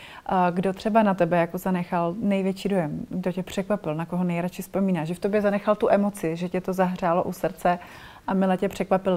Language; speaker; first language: Czech; native; Czech